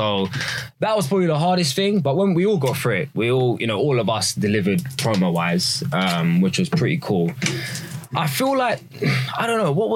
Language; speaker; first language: English; native; English